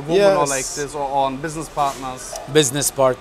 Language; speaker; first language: English; non-native, learner; German